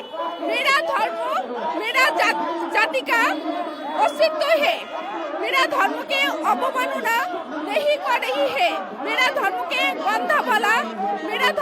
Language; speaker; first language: Hindi; non-native, local second language; Bangla